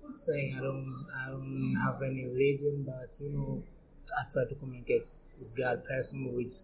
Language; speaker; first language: English; non-native, local second language; Swahili